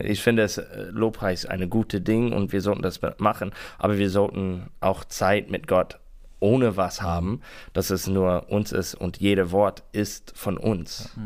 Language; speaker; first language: German; non-native, learner; English